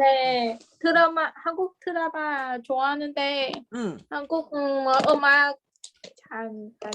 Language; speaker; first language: Korean; non-native, learner; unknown